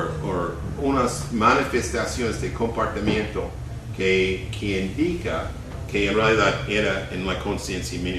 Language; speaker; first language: Spanish; non-native, fluent; English